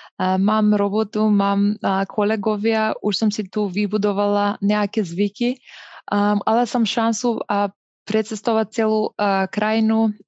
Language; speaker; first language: Slovak; non-native, fluent; Macedonian